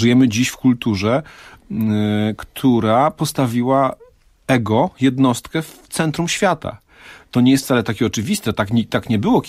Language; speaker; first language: Polish; native; Polish